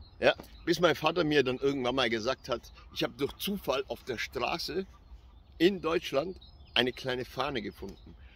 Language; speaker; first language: German; early bilingual, other home language; Albanian